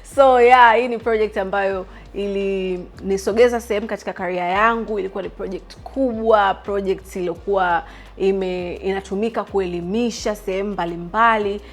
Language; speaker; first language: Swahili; native; Swahili